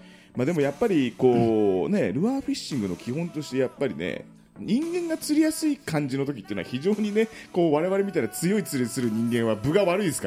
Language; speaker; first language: Japanese; native; Japanese